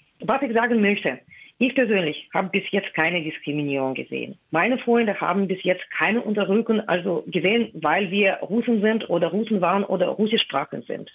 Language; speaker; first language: German; non-native, fluent; Russian